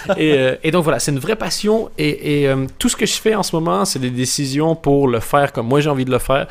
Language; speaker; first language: French; native; French